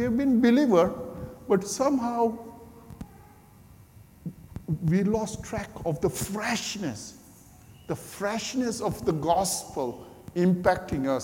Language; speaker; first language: English; non-native, local second language; Gujarati